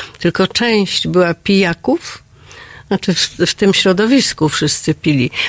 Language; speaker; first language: Polish; native; Polish